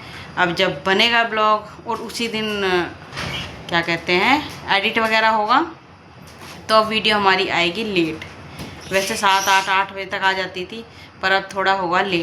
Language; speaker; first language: Hindi; native; Hindi